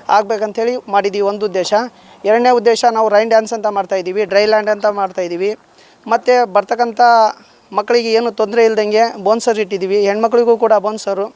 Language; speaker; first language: Kannada; native; Kannada